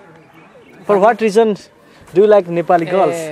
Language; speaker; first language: Nepali; native; Nepali